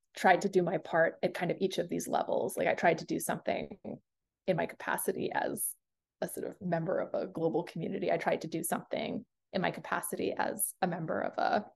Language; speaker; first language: English; native; English